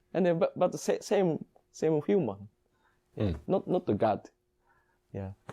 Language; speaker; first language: English; non-native, learner; Japanese